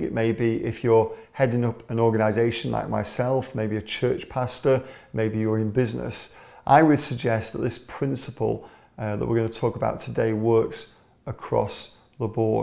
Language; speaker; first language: English; native; English